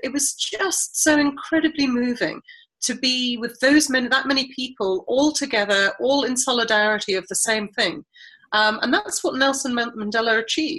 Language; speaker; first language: English; native; English